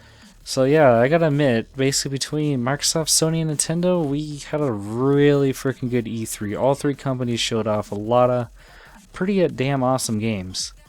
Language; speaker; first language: English; native; English